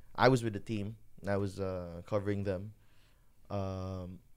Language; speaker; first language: English; non-native, local second language; Hiligaynon